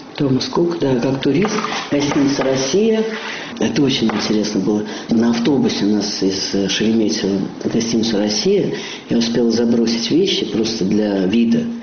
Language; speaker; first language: Russian; native; Russian